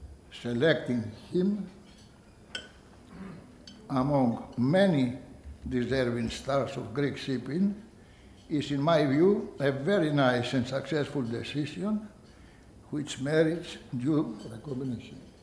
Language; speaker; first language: English; non-native, fluent; Greek